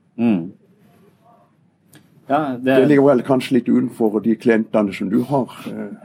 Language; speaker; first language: Norwegian; native; Norwegian